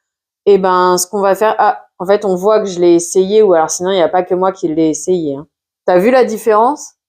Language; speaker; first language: French; native; French